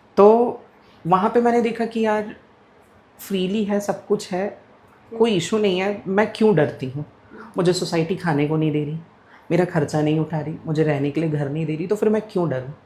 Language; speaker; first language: Hindi; non-native, local second language; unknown